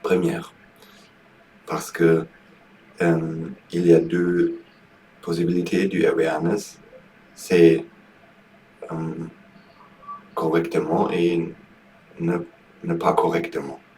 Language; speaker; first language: French; non-native, learner; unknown